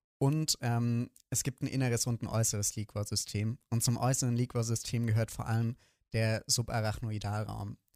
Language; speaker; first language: German; native; German